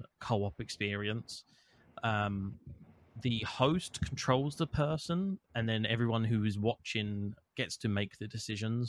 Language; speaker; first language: English; native; English